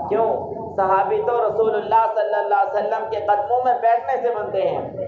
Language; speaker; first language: Urdu; non-native, local second language; Punjabi